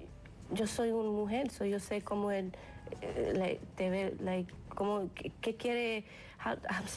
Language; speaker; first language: Spanish; early bilingual, heritage; English